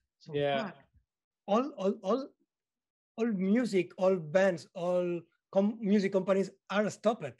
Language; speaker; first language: English; non-native, learner; Spanish